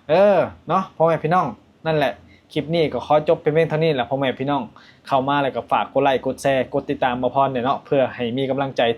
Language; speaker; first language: Thai; non-native, local second language; Lao